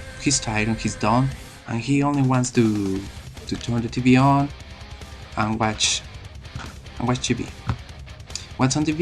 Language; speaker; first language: English; non-native, learner; Spanish